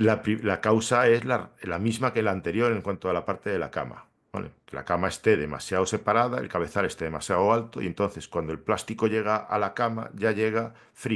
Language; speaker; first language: Spanish; native; Spanish